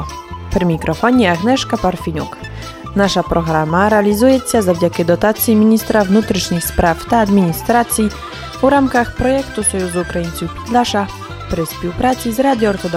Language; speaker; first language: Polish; non-native, local second language; Ukrainian